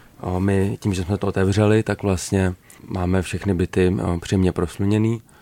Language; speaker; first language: Czech; native; Czech